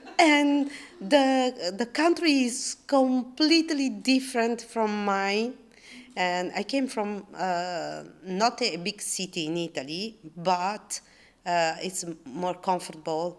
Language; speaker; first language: English; non-native, learner; Italian